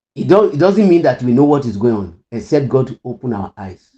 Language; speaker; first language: English; non-native, local second language; Yoruba